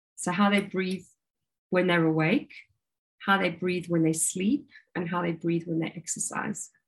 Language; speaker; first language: English; native; English